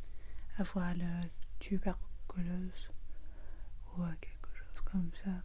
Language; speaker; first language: French; non-native, learner; English